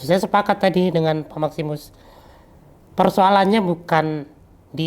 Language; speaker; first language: Malay; native; Malay